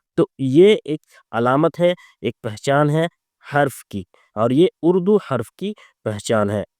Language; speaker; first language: Urdu; native; Urdu